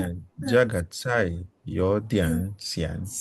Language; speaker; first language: Chinese; non-native, learner; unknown